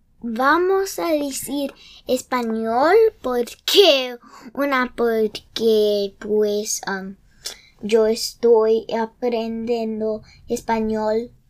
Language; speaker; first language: Spanish; early bilingual, heritage; English